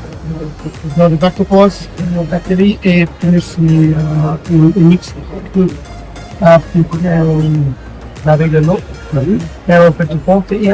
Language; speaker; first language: French; non-native, learner; German